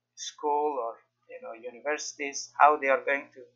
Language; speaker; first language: English; non-native, fluent; Persian